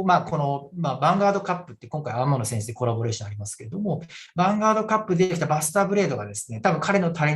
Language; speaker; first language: Japanese; native; Japanese